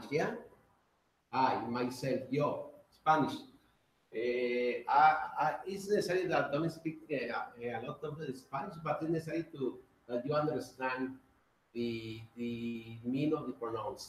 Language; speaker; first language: English; non-native, learner; Spanish